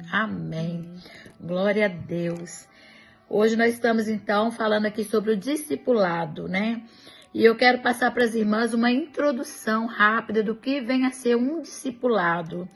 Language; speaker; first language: Portuguese; native; Portuguese